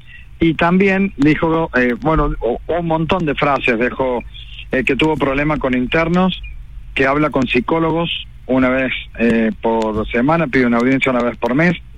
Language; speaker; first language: Spanish; native; Spanish